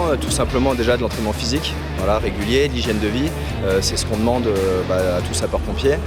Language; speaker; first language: French; native; French